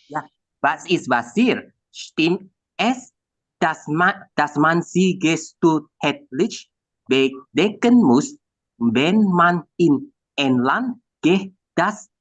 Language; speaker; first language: German; non-native, learner; Indonesian